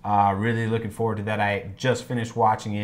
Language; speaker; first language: English; native; English